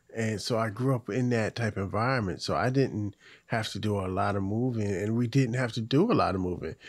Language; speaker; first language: English; native; English